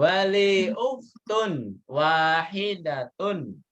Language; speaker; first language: Arabic; non-native, fluent; Indonesian